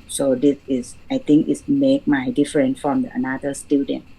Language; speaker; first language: English; non-native, learner; Thai